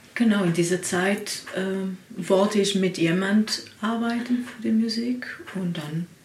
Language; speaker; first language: German; non-native, learner; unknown